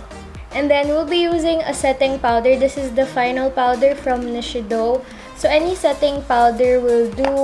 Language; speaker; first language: English; non-native, local second language; Filipino